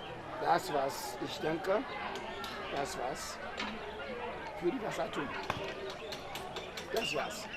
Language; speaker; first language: German; non-native, learner; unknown